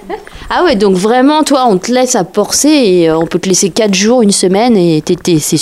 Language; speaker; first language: French; native; French